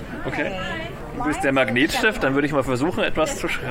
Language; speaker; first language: German; native; German